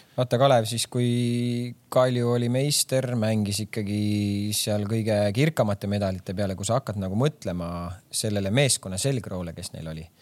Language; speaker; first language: Estonian; native; Estonian